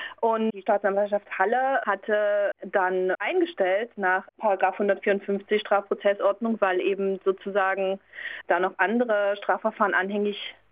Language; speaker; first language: German; native; German